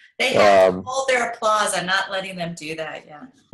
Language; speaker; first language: English; native; English